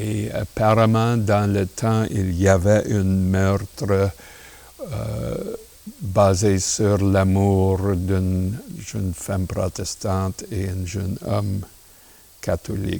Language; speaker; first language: French; non-native, local second language; English